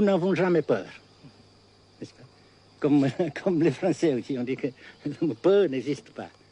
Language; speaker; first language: French; non-native, fluent; Vietnamese